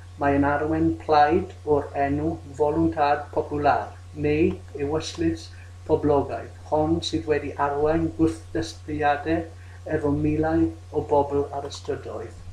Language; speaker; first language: Welsh; non-native, local second language; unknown